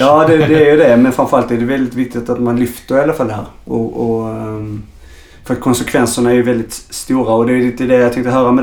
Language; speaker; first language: Swedish; native; Swedish